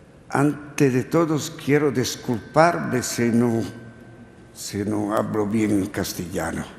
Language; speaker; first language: Spanish; non-native, learner; Italian